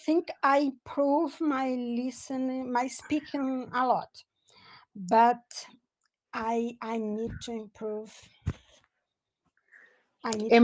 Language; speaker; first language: English; non-native, learner; Portuguese